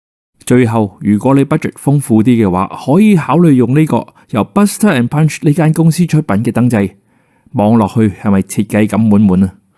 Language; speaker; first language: Cantonese; native; Cantonese